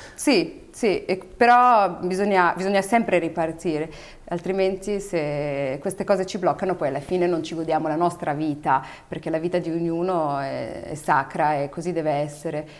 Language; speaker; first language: Italian; early bilingual, other home language; Arabic